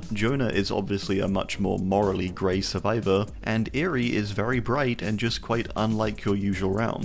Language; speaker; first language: English; native; English